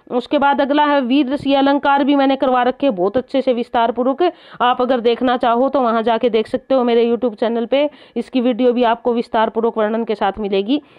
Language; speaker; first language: Hindi; native; Hindi